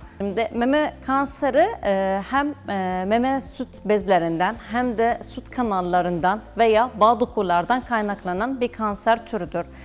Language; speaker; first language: Turkish; non-native, fluent; Arabic